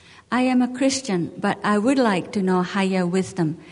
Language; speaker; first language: English; non-native, fluent; Japanese